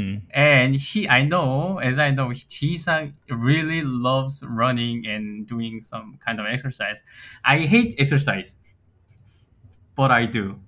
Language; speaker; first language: English; non-native, fluent; Korean